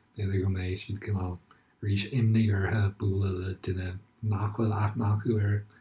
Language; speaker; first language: Irish; native; Irish